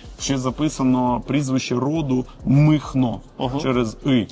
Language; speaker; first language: Ukrainian; non-native, local second language; Russian